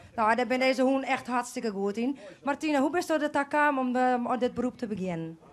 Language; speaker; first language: Dutch; non-native, fluent; Thai